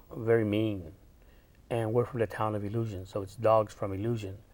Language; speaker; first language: English; native; English